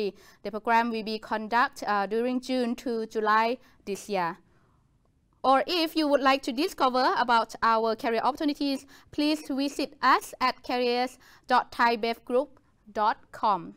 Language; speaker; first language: English; non-native, fluent; Thai